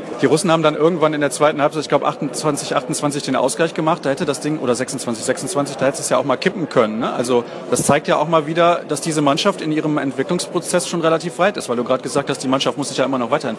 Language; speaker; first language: German; native; German